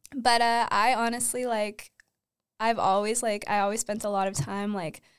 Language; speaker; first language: English; native; English